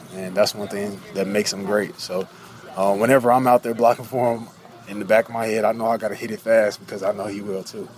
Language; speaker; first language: English; native; English